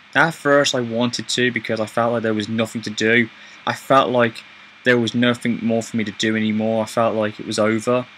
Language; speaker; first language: English; native; English